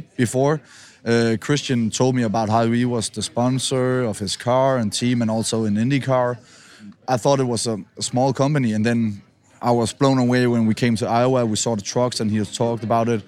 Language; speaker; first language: English; non-native, fluent; Danish